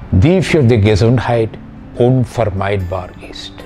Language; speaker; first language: German; non-native, fluent; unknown